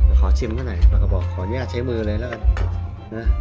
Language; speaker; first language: Thai; native; Thai